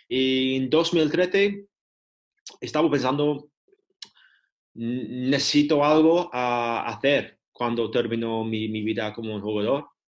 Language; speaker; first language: Spanish; non-native, learner; English